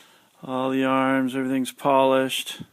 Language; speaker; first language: English; native; English